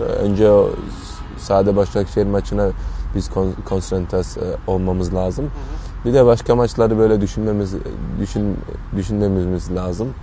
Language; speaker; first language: Turkish; early bilingual, heritage; Turkish